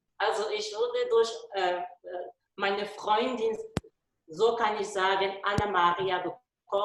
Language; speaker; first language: German; non-native, learner; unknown